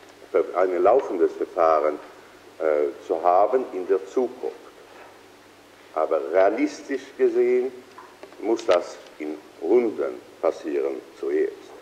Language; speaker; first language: German; non-native, fluent; Swedish